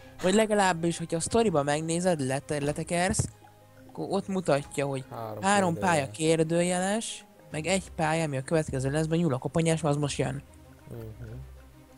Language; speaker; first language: Hungarian; native; Hungarian